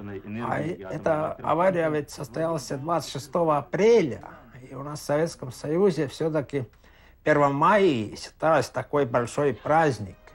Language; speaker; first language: Russian; native; Russian